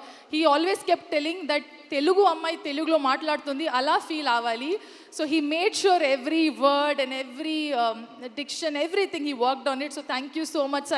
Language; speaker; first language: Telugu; non-native, learner; Kannada